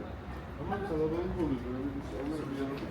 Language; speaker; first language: Turkish; native; Turkish